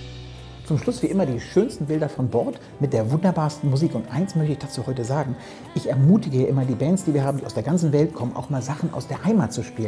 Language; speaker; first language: German; native; German